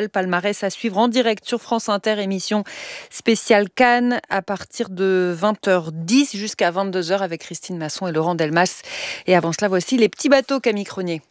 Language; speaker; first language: French; native; French